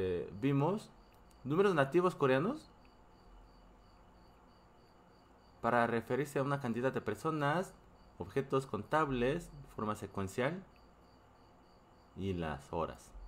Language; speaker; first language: Spanish; non-native, fluent; Korean